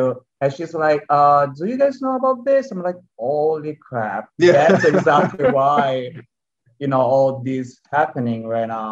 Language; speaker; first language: English; non-native, fluent; Italian